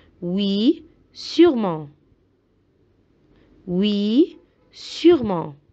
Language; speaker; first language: French; non-native, fluent; Arabic